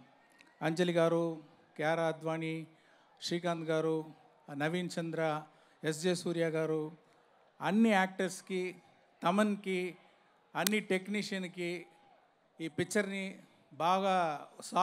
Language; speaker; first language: Telugu; non-native, local second language; Tamil